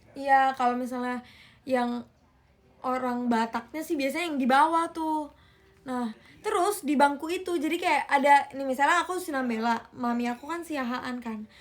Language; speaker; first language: Indonesian; native; Indonesian